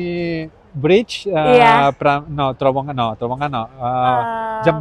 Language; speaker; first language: Indonesian; non-native, learner; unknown